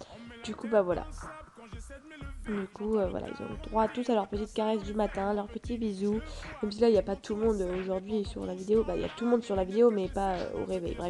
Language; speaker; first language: French; native; French